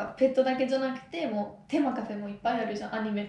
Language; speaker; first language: Japanese; non-native, fluent; Italian